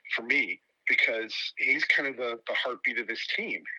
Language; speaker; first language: English; native; English